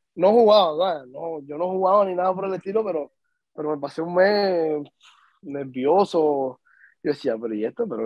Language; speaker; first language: Spanish; native; Spanish